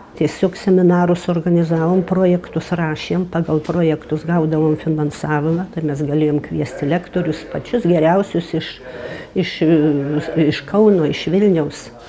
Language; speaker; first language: Lithuanian; native; Lithuanian